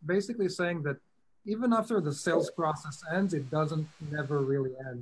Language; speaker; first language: English; non-native, fluent; Hebrew